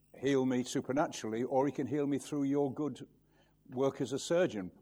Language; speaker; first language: English; native; English